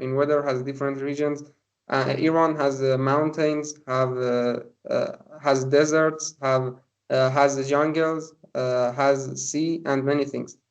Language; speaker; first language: English; non-native, learner; Persian